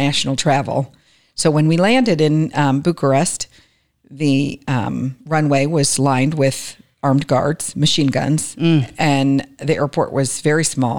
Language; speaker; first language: English; native; English